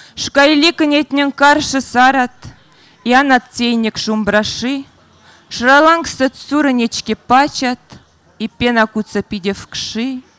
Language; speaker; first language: Russian; non-native, local second language; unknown